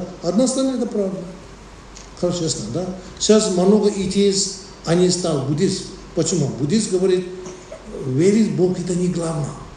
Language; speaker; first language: Russian; non-native, learner; Tibetan